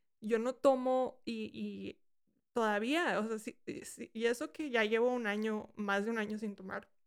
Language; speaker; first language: Spanish; early bilingual, heritage; Spanish